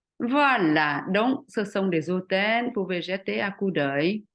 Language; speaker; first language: French; non-native, fluent; Vietnamese